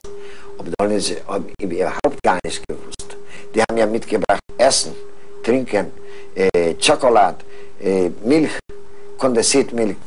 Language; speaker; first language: German; non-native, fluent; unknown